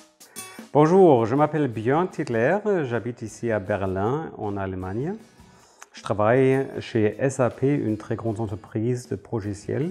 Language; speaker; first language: French; non-native, fluent; German